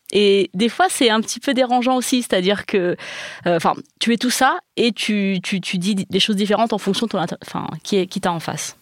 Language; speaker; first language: French; early bilingual, other home language; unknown